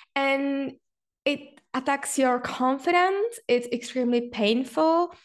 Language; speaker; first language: English; non-native, fluent; Czech